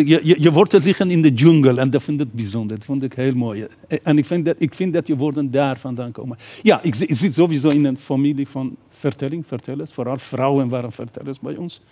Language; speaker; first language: Dutch; non-native, fluent; Persian